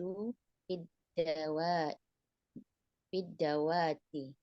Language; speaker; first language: Arabic; non-native, learner; Indonesian